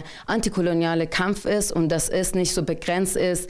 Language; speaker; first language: German; non-native, fluent; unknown